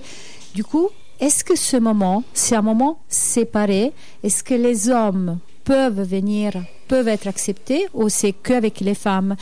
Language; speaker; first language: French; native; French